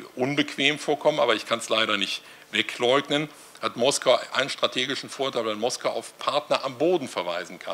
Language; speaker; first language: German; native; German